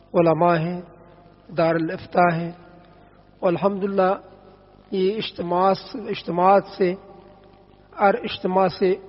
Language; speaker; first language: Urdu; non-native, learner; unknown